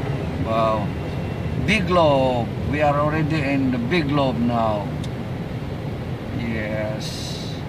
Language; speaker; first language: English; non-native, local second language; Filipino